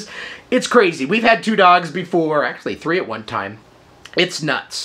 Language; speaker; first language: English; native; English